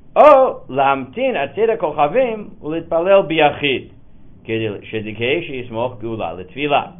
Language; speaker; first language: Hebrew; non-native, fluent; English